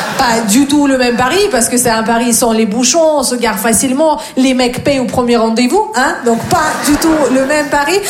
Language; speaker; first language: French; non-native, fluent; Russian